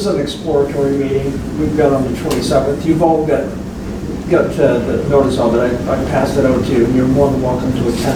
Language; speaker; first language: English; native; English